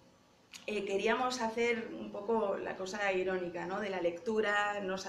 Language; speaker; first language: Spanish; native; Spanish